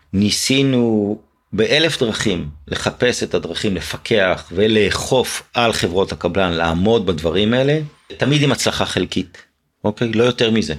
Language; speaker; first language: Hebrew; native; Hebrew